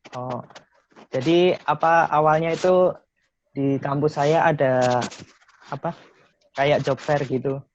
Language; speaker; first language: Indonesian; native; Indonesian